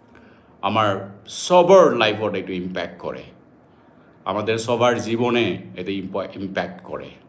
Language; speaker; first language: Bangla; non-native, local second language; Assamese